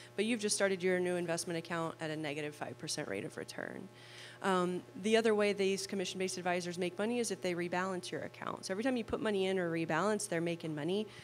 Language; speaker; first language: English; native; English